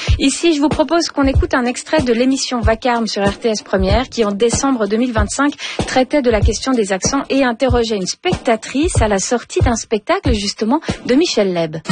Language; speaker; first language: French; native; French